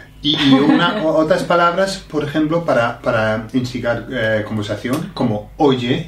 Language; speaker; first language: Spanish; non-native, fluent; English